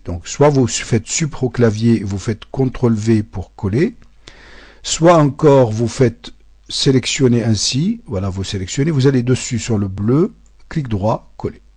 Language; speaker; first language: French; native; French